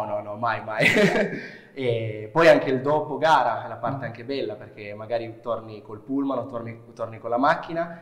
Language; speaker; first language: Italian; native; Italian